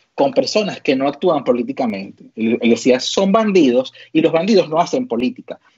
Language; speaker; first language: Spanish; native; Spanish